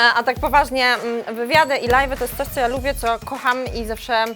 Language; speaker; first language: Polish; native; Polish